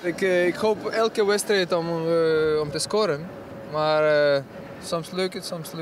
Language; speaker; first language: Dutch; non-native, learner; Ukrainian